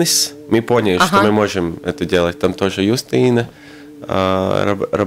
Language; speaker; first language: Russian; non-native, local second language; Latvian